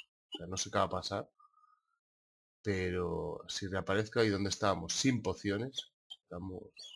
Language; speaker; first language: Spanish; native; Spanish